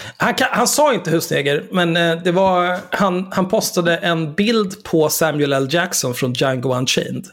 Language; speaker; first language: Swedish; native; Swedish